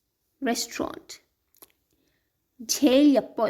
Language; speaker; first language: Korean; non-native, learner; Hindi